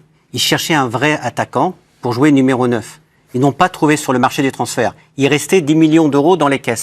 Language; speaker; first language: French; native; French